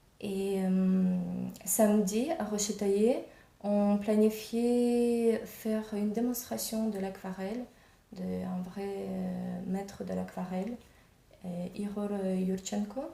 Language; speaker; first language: French; non-native, fluent; Ukrainian